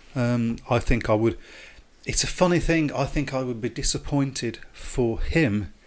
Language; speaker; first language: English; native; English